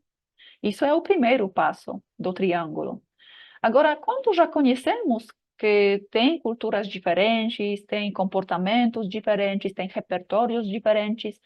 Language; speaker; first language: Portuguese; non-native, fluent; Polish